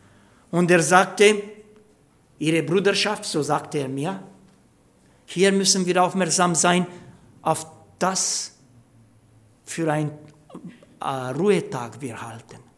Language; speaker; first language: German; non-native, fluent; Romanian